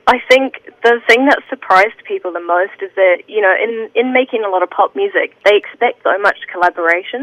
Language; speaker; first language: English; native; English